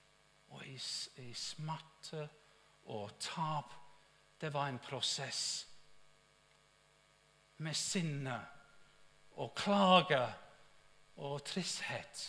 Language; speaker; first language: Norwegian; non-native, fluent; English